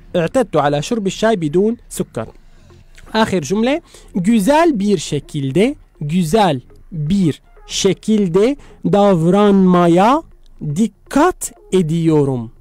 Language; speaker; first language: Turkish; non-native, fluent; Arabic